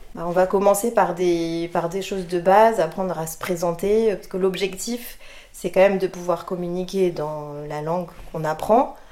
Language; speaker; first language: French; native; French